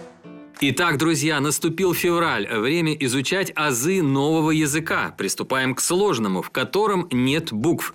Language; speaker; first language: Russian; native; Russian